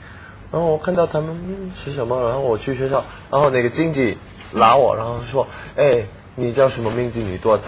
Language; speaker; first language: Chinese; non-native, learner; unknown